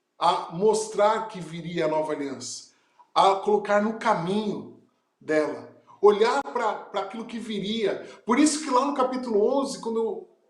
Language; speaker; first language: Portuguese; native; Portuguese